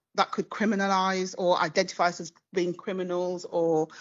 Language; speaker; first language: English; native; English